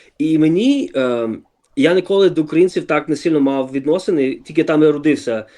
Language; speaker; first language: Ukrainian; early bilingual, other home language; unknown